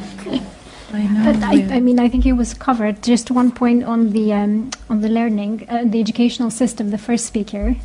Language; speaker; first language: English; non-native, fluent; Greek